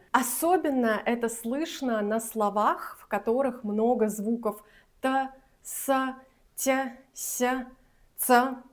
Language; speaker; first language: Russian; native; Russian